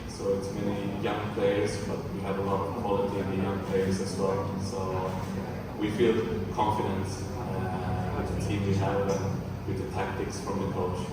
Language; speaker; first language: English; early bilingual, heritage; English